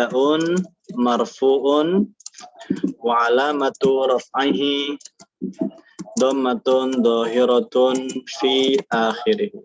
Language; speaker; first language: Arabic; non-native, fluent; Indonesian